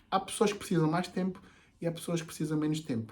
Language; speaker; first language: Portuguese; native; Portuguese